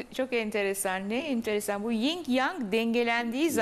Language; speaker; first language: Turkish; native; Turkish